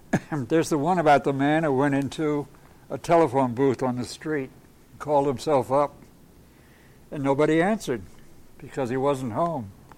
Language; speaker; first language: English; native; English